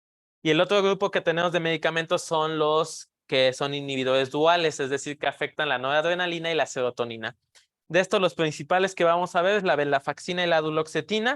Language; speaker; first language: Spanish; native; Spanish